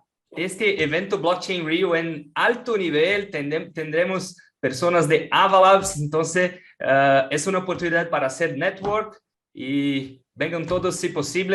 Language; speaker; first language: Spanish; non-native, fluent; Portuguese